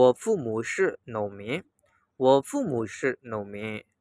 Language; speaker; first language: Chinese; non-native, fluent; Burmese